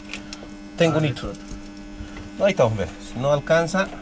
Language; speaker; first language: Spanish; native; Spanish